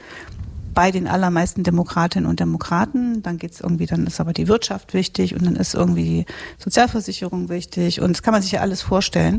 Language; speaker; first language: German; native; German